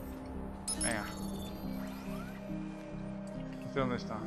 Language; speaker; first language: Spanish; native; Spanish